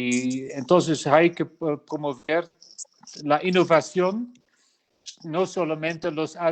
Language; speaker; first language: Spanish; non-native, learner; Dutch